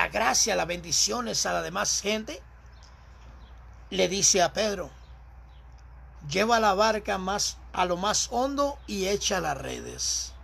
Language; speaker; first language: Spanish; native; Spanish